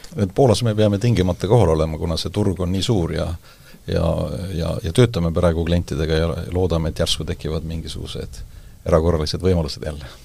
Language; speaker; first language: Estonian; native; Estonian